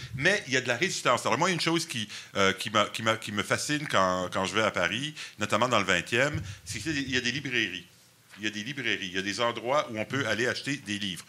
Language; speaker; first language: French; non-native, local second language; English